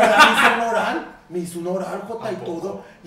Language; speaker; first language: Spanish; native; Spanish